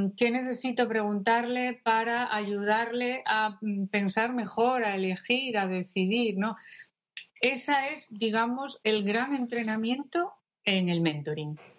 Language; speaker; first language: Spanish; native; Spanish